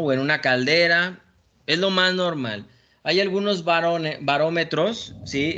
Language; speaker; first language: Spanish; native; Spanish